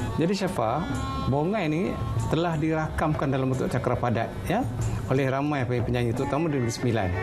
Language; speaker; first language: Malay; native; Malay